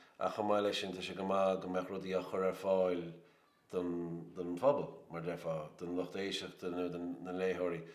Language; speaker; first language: Irish; native; Irish